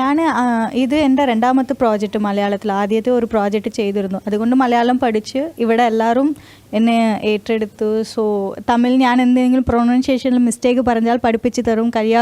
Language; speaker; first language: Malayalam; non-native, fluent; Tamil